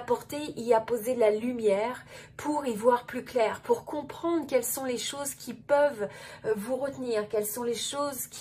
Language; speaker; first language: French; native; French